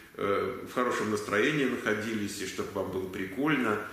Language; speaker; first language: Russian; native; Russian